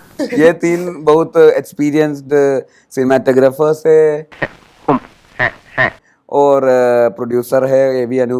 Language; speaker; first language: Hindi; non-native, local second language; Malayalam